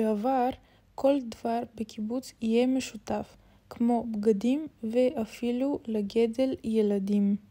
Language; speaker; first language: Hebrew; non-native, learner; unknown